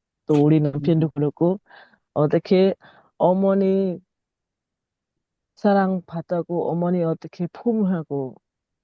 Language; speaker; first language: Korean; non-native, learner; Thai